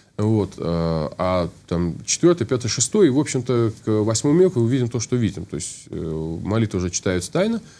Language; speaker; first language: Russian; native; Russian